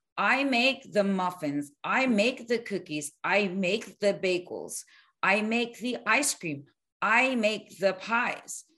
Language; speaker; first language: English; early bilingual, other home language; Spanish